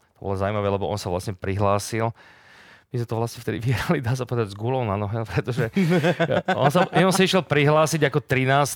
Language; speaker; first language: Slovak; native; Slovak